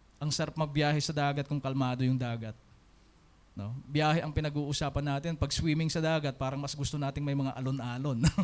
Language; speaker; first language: Filipino; non-native, local second language; Hiligaynon